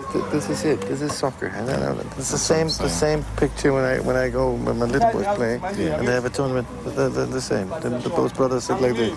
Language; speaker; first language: English; non-native, fluent; German